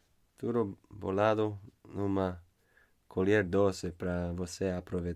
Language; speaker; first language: Portuguese; non-native, learner; English